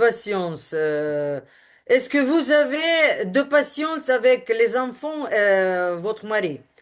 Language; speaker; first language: French; non-native, learner; Ukrainian